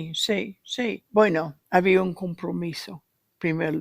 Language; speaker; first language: Spanish; non-native, fluent; English